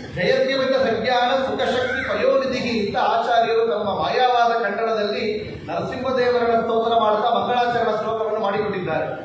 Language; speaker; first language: Kannada; native; Kannada